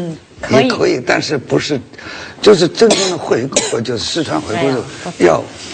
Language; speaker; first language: Chinese; native; Chinese